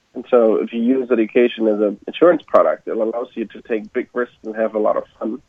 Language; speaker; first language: English; non-native, fluent; German